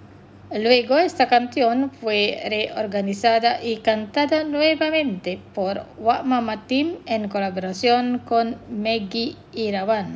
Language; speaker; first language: Spanish; non-native, fluent; Indonesian